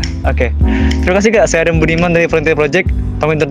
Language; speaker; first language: Indonesian; native; Indonesian